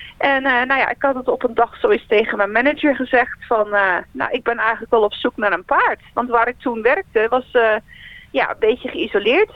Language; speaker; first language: Dutch; native; Dutch